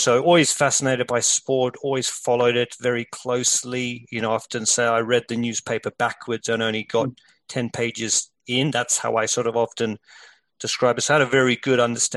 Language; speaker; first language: English; native; English